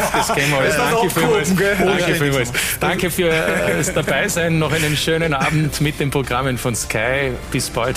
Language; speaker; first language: German; native; German